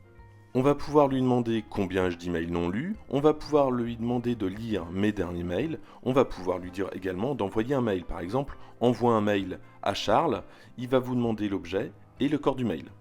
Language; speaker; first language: French; native; French